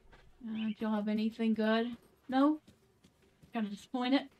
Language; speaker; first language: English; native; English